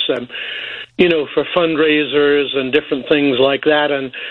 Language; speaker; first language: English; native; English